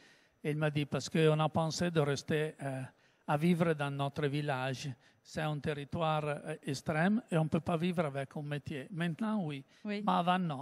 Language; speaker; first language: French; non-native, learner; Italian